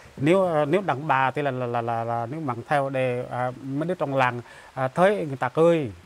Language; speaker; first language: Vietnamese; non-native, local second language; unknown